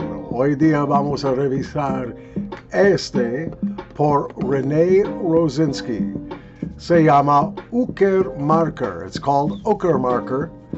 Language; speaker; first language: Spanish; non-native, fluent; English